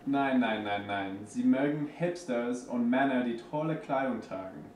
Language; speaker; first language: German; non-native, learner; English